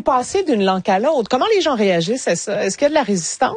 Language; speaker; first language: French; native; French